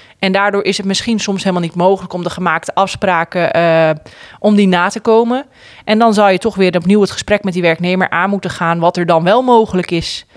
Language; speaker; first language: Dutch; native; Dutch